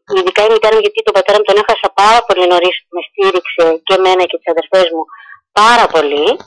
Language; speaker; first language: Greek; early bilingual, heritage; Greek